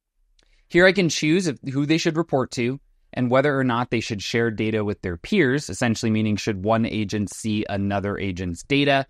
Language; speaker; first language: English; native; English